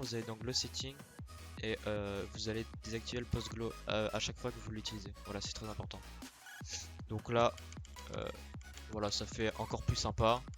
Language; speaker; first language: French; native; French